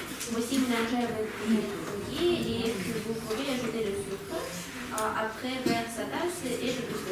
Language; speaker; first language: French; non-native, learner; Ukrainian